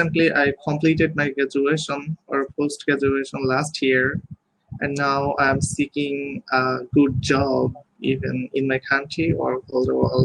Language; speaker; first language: English; non-native, local second language; Bangla